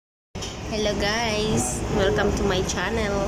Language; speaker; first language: English; non-native, local second language; Filipino